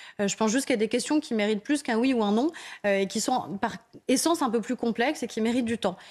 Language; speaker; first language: French; native; French